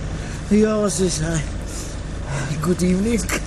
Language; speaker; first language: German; non-native, learner; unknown